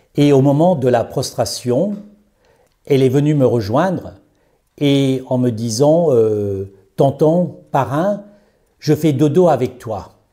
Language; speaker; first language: French; native; French